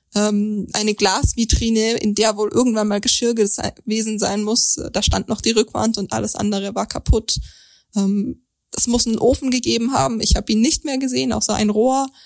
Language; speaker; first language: German; native; German